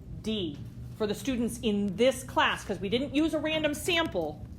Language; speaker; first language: English; native; English